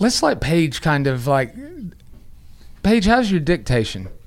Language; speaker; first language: English; native; English